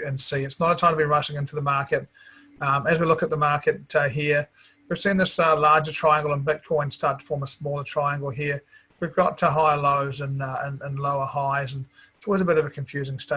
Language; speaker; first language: English; native; English